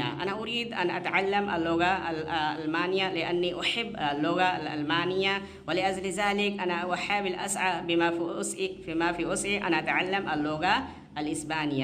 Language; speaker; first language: Arabic; non-native, fluent; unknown